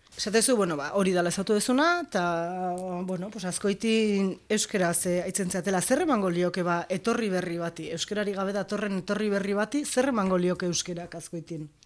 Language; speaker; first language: Basque; native; Basque